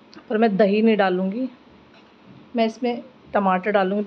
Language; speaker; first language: Hindi; native; Hindi